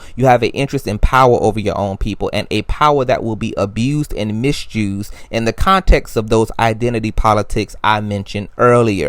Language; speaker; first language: English; native; English